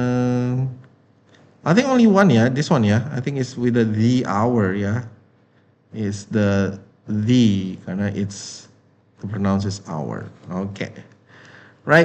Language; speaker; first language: English; non-native, fluent; Indonesian